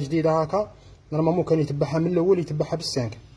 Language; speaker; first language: Arabic; native; Arabic